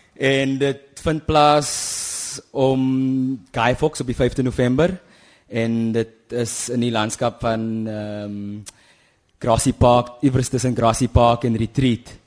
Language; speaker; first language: Afrikaans; native; Afrikaans